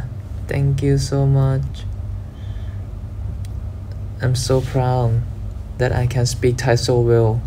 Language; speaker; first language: English; non-native, learner; Thai